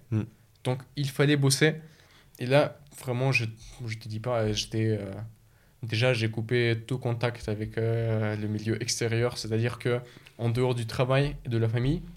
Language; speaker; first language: French; early bilingual, other home language; Russian